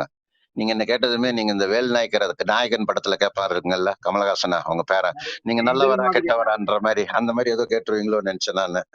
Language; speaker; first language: Tamil; native; Tamil